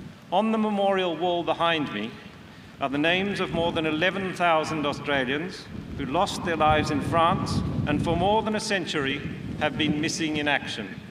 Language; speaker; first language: English; native; English